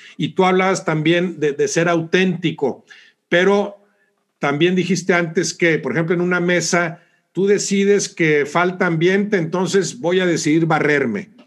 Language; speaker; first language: Spanish; native; Spanish